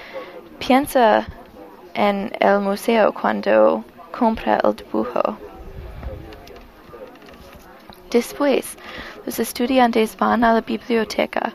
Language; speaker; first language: Spanish; non-native, learner; English